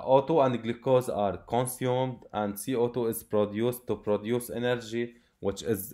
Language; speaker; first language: English; non-native, local second language; Arabic